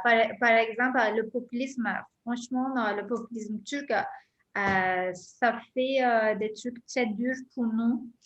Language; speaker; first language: French; non-native, fluent; Turkish